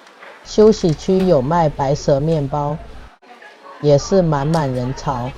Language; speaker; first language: Chinese; native; Chinese